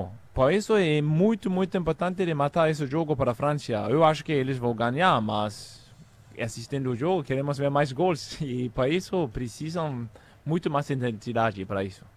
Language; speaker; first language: Portuguese; non-native, fluent; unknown